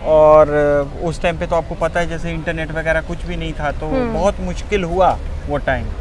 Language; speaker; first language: Hindi; native; Hindi